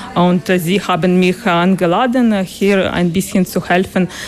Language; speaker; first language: German; non-native, learner; Ukrainian